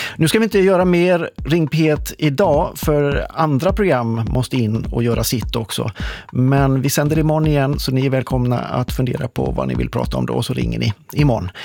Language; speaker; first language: Swedish; native; Swedish